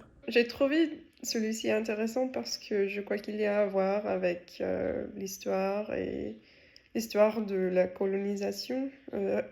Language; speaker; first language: French; non-native, fluent; English